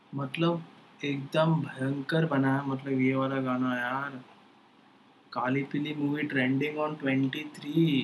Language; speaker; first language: Hindi; native; Hindi